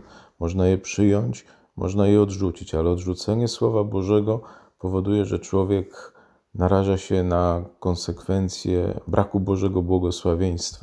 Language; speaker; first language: Polish; native; Polish